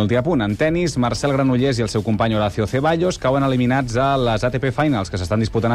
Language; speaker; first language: Catalan; native; Catalan